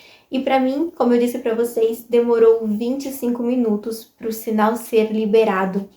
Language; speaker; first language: Portuguese; native; Portuguese